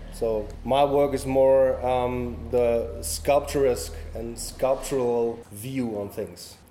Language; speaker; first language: English; non-native, learner; German